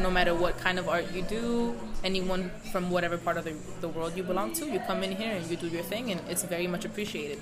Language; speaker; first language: English; non-native, fluent; Spanish